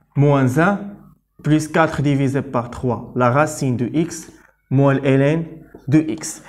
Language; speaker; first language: French; non-native, local second language; Arabic